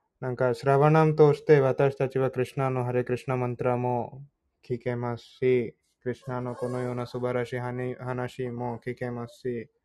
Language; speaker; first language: Japanese; non-native, fluent; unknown